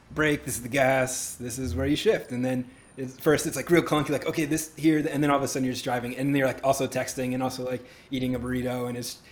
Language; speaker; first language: English; native; English